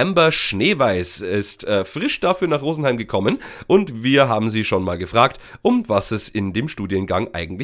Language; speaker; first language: German; native; German